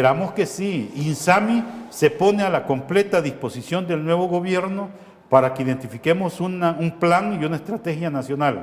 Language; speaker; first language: Spanish; native; Spanish